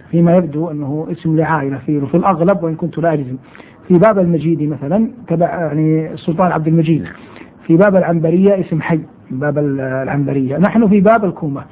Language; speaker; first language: Arabic; native; Arabic